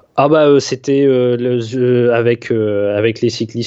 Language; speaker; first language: French; native; French